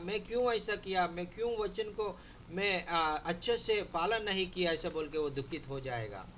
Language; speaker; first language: Hindi; non-native, local second language; Telugu